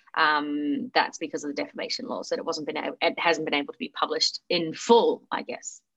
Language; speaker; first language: English; native; English